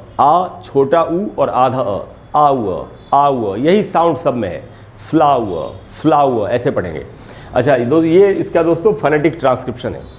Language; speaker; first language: Hindi; native; Hindi